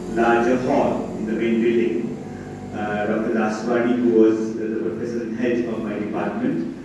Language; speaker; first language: English; non-native, local second language; Marathi